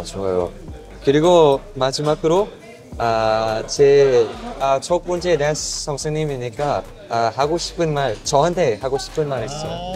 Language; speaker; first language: Korean; non-native, learner; Thai